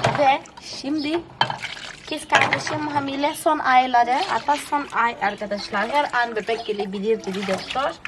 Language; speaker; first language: Turkish; non-native, fluent; Portuguese